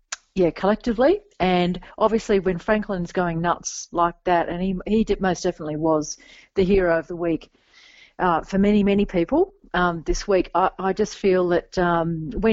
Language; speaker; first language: English; native; English